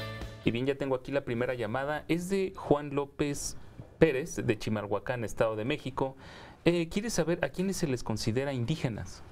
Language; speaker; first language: Spanish; native; Spanish